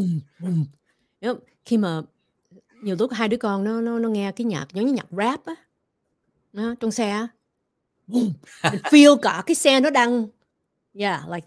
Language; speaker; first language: Vietnamese; early bilingual, heritage; Vietnamese